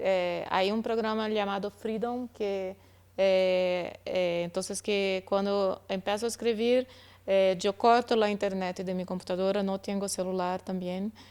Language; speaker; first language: Spanish; non-native, learner; Portuguese